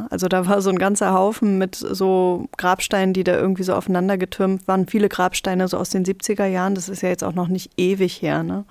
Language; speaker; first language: German; native; German